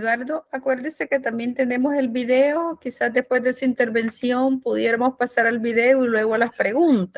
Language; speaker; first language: Spanish; native; Spanish